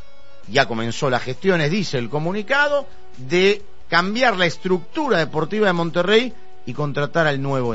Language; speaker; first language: Spanish; native; Spanish